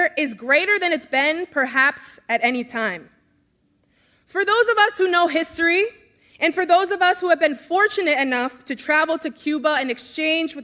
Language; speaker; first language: English; native; English